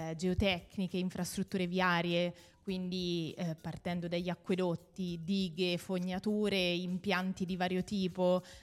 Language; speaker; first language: Italian; native; Italian